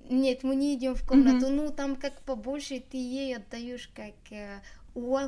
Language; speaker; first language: Russian; non-native, learner; Arabic